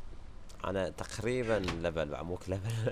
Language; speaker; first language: Arabic; native; Arabic